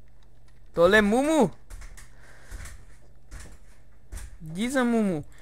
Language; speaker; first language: German; early bilingual, other home language; Russian